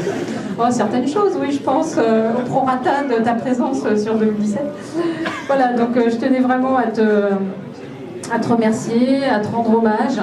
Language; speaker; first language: French; native; French